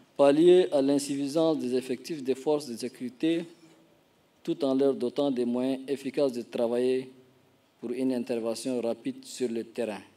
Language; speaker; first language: French; non-native, local second language; Arabic